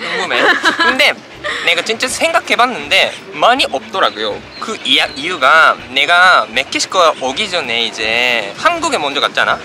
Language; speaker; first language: Korean; non-native, fluent; Japanese